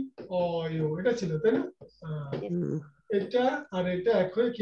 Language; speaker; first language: Korean; non-native, fluent; Bangla